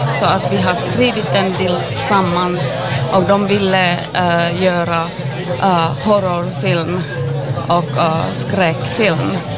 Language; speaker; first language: Swedish; non-native, fluent; Finnish